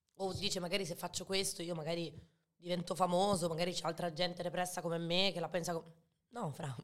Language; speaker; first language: Italian; early bilingual, other home language; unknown